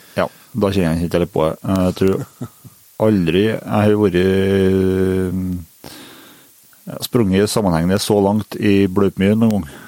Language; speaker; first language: Norwegian; native; Norwegian